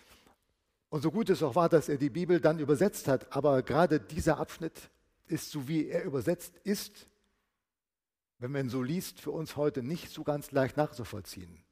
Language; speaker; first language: German; native; German